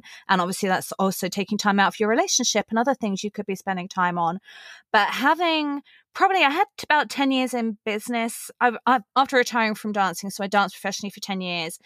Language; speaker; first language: English; native; English